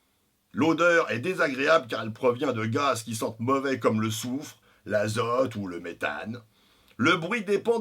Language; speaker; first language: French; native; French